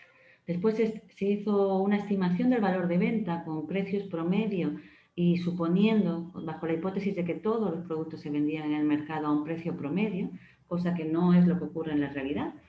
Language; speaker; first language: Spanish; native; Spanish